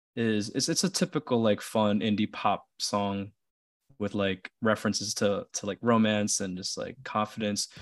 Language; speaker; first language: English; early bilingual, other home language; Filipino